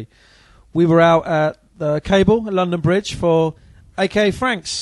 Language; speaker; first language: English; native; English